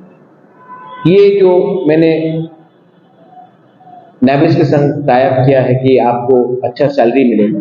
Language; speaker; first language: Hindi; non-native, local second language; Kok Borok